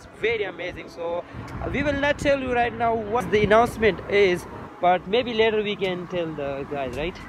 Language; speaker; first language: English; non-native, local second language; Urdu